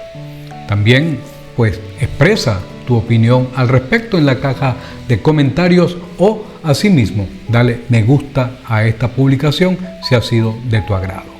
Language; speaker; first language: Spanish; native; Spanish